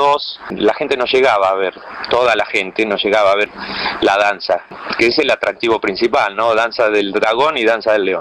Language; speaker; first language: Spanish; native; Spanish